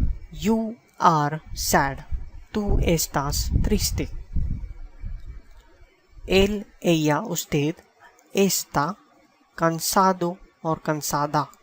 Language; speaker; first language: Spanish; non-native, fluent; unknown